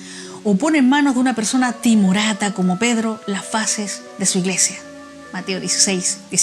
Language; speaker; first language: Spanish; native; Spanish